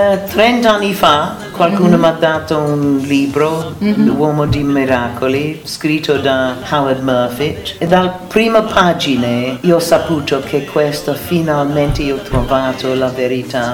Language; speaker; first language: Italian; non-native, learner; English